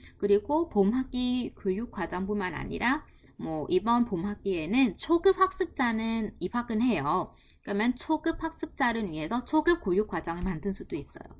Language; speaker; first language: Korean; non-native, fluent; Vietnamese